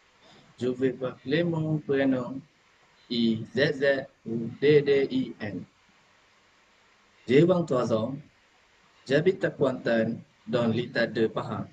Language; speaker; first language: French; non-native, learner; Malay